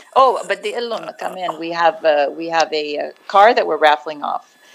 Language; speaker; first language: English; early bilingual, other home language; Arabic